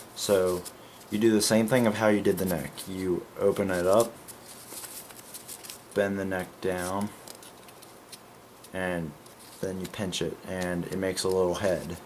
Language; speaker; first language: English; native; English